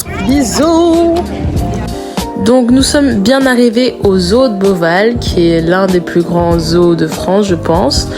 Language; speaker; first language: French; native; French